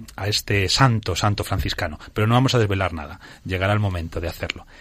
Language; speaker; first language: Spanish; native; Spanish